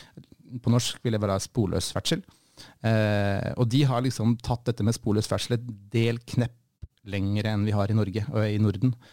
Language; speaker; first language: Norwegian; native; Norwegian